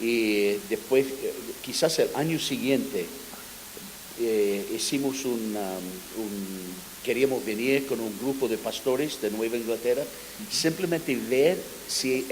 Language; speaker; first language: Spanish; non-native, fluent; English